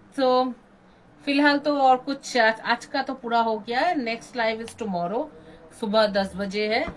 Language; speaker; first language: Hindi; non-native, local second language; Bangla